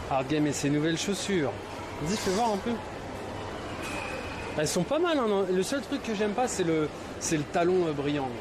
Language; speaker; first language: French; native; French